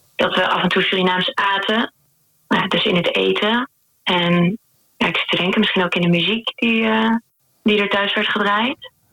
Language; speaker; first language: Dutch; native; Dutch